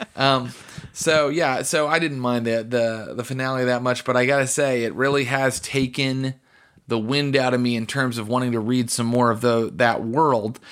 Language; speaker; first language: English; native; English